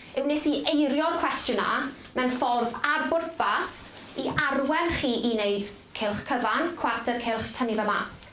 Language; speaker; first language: Welsh; native; Welsh